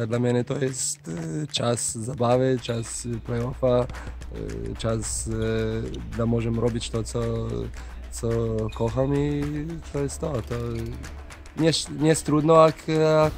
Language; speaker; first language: Polish; non-native, fluent; Slovenian